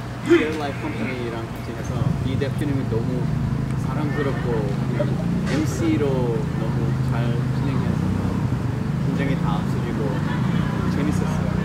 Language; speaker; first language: Korean; early bilingual, heritage; English